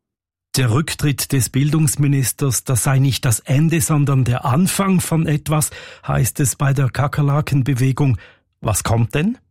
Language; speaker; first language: German; native; German